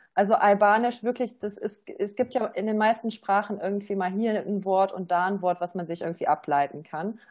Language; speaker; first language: German; native; German